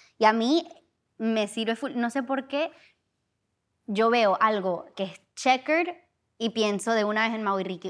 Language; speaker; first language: Spanish; early bilingual, heritage; Spanish